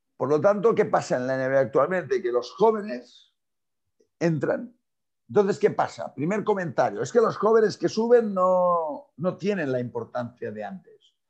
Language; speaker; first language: Spanish; non-native, local second language; Catalan